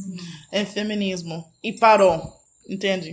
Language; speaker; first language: Portuguese; non-native, fluent; English